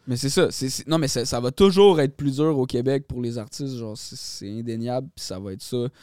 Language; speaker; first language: French; native; French